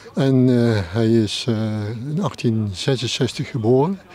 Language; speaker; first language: Dutch; native; Dutch